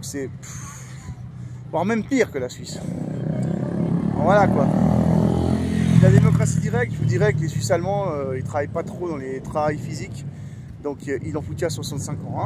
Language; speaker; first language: French; native; French